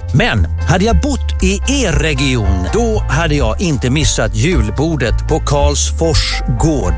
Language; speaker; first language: Swedish; native; Swedish